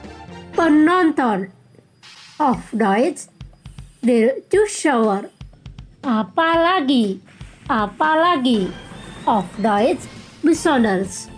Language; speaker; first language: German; non-native, fluent; Indonesian